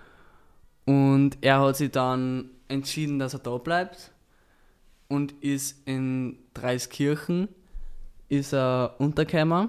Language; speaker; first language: German; native; German